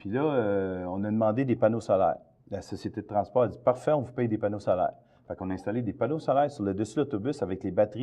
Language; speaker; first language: French; native; French